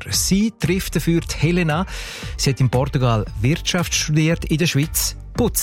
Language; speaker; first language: German; native; German